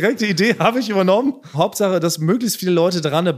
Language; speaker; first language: German; native; German